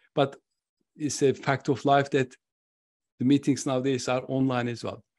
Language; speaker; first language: English; non-native, fluent; Turkish